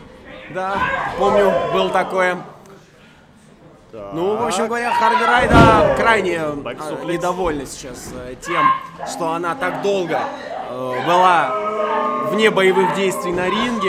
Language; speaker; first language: Russian; native; Russian